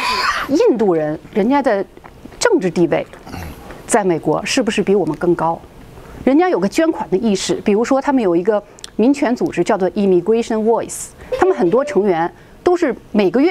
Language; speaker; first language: Chinese; native; Chinese